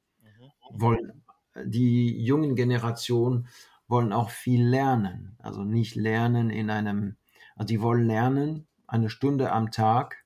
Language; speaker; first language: German; non-native, fluent; French